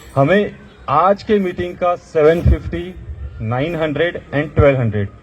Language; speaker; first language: Hindi; non-native, local second language; Marathi